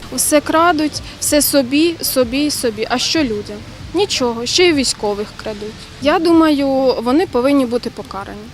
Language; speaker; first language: Ukrainian; native; Ukrainian